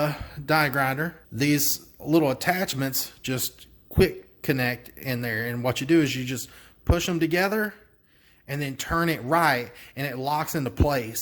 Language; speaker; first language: English; native; English